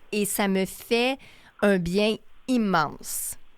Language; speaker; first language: French; native; French